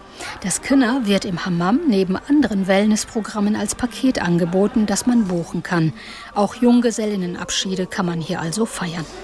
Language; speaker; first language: German; native; German